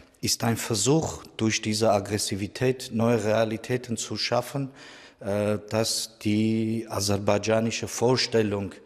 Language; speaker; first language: German; non-native, fluent; Armenian